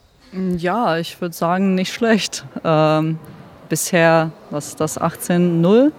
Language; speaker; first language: German; non-native, fluent; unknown